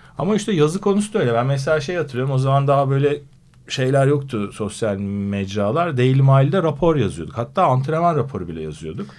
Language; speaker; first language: Turkish; native; Turkish